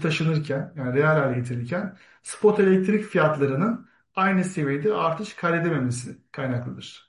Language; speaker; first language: Turkish; native; Turkish